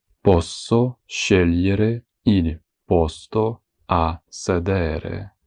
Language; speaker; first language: Italian; non-native, fluent; Ukrainian